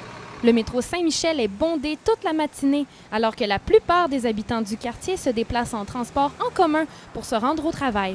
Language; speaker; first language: French; native; French